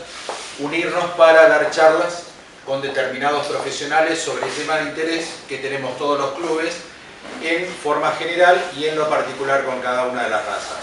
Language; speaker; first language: Spanish; native; Spanish